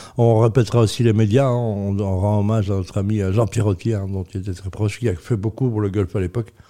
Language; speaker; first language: French; native; French